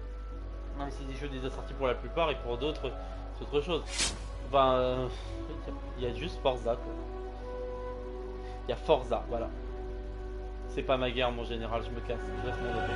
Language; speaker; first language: French; native; French